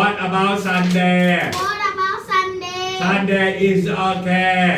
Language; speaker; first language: English; non-native, fluent; Thai